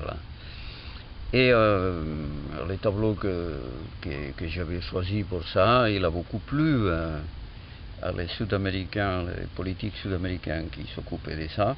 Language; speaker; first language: French; non-native, fluent; Catalan